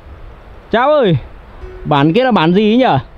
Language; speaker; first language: Vietnamese; native; Vietnamese